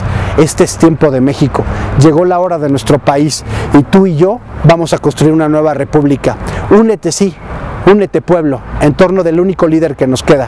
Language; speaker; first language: Spanish; native; Spanish